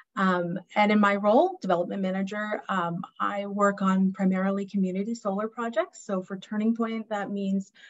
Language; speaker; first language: English; native; English